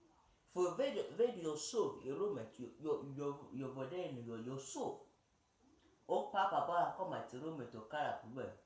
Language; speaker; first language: Swedish; early bilingual, other home language; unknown